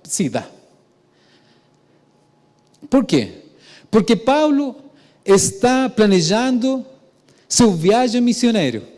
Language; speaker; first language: Portuguese; non-native, fluent; Spanish